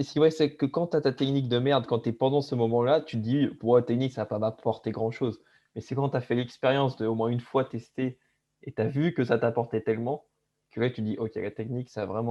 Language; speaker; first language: French; native; French